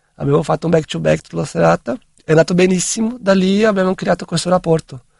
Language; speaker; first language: Italian; non-native, fluent; Portuguese